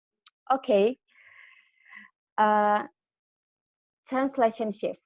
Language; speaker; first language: English; non-native, learner; Indonesian